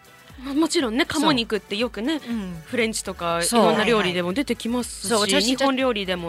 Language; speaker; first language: Japanese; native; Japanese